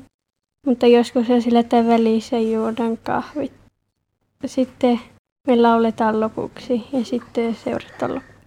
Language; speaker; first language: Finnish; early bilingual, heritage; Finnish